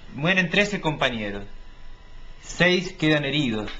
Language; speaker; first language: Spanish; native; Spanish